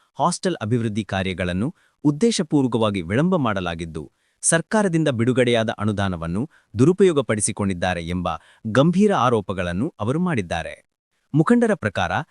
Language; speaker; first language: Kannada; native; Kannada